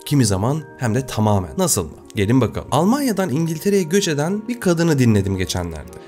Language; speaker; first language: Turkish; native; Turkish